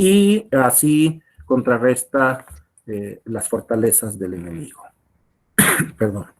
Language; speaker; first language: Spanish; native; Spanish